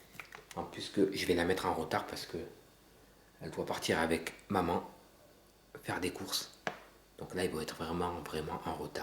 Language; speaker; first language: French; native; French